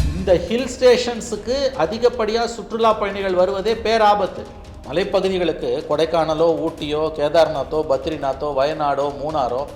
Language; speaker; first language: Tamil; native; Tamil